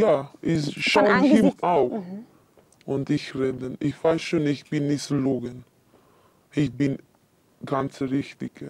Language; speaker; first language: German; non-native, learner; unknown